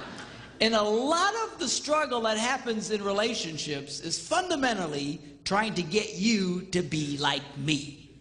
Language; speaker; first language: English; native; English